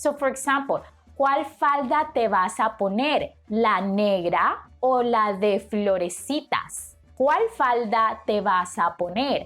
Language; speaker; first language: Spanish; non-native, fluent; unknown